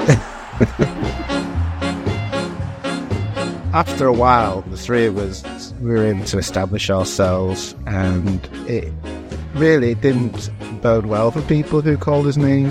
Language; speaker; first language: English; early bilingual, other home language; Jamaican Creole English